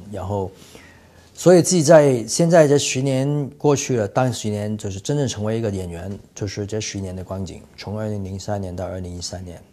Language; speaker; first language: Chinese; non-native, fluent; Cantonese